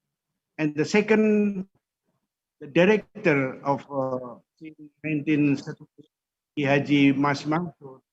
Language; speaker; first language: English; non-native, fluent; Indonesian